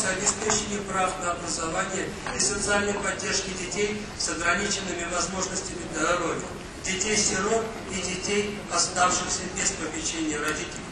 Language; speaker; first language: Russian; native; Russian